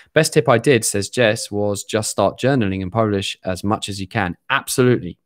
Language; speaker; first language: English; native; English